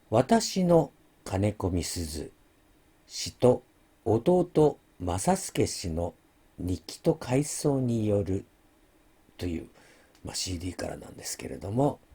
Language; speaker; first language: Japanese; native; Japanese